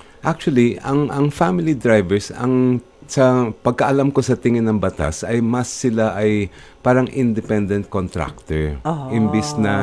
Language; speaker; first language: Filipino; native; Filipino